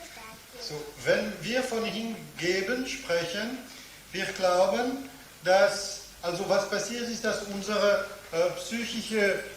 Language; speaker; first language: German; non-native, fluent; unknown